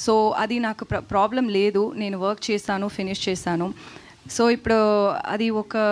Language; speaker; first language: Telugu; non-native, fluent; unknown